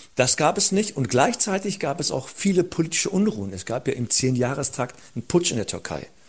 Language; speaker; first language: German; early bilingual, other home language; Turkish